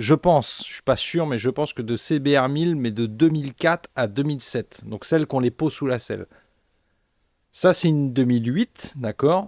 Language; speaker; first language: French; native; French